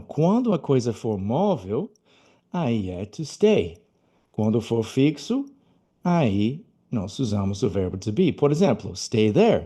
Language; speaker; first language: Portuguese; non-native, fluent; English